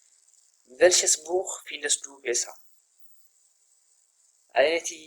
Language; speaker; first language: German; non-native, fluent; Tigrinya